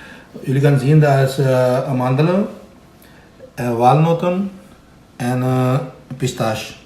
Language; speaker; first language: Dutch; non-native, learner; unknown